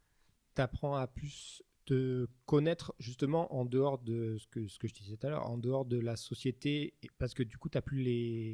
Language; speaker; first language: French; native; French